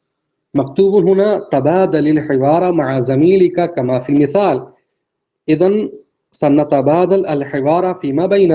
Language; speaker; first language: Arabic; non-native, fluent; Urdu